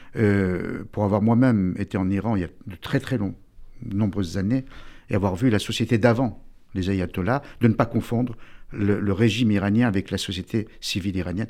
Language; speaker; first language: French; native; French